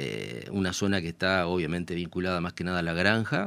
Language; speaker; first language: Spanish; native; Spanish